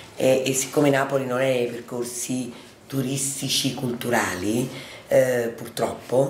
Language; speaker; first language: Italian; native; Italian